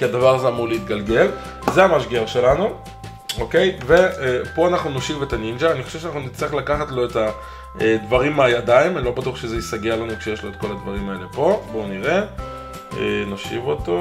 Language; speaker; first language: Hebrew; native; Hebrew